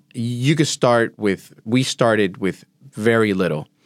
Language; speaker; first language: English; early bilingual, other home language; Spanish